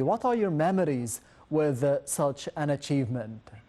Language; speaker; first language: English; non-native, fluent; Arabic